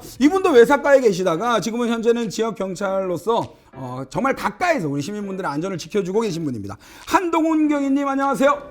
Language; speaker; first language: Korean; native; Korean